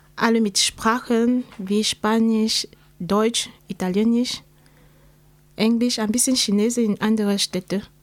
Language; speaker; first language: German; non-native, learner; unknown